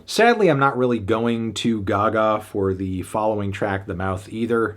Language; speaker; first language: English; native; English